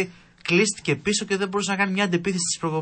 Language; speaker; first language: Greek; native; Greek